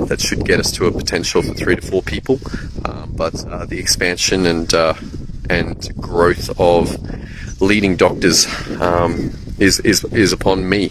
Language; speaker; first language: English; native; English